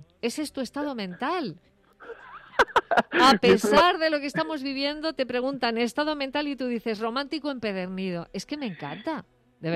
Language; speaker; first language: Spanish; native; Spanish